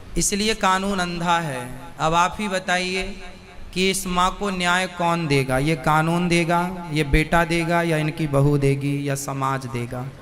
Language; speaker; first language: Hindi; native; Hindi